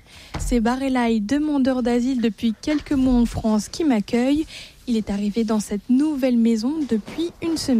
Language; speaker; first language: French; native; French